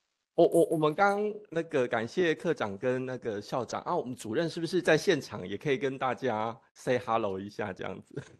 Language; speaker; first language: Chinese; native; Chinese